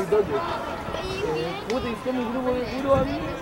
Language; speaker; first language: Spanish; native; Spanish